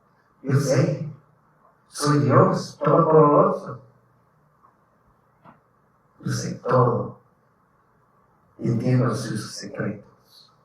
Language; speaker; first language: Spanish; non-native, learner; English